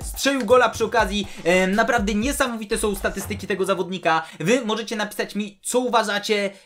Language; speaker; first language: Polish; native; Polish